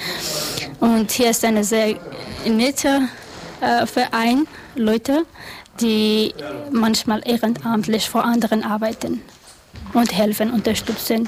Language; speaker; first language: German; non-native, learner; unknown